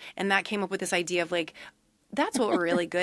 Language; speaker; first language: English; native; English